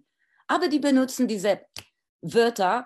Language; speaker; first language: German; non-native, fluent; Polish